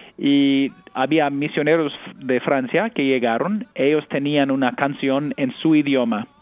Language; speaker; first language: Spanish; early bilingual, heritage; Spanish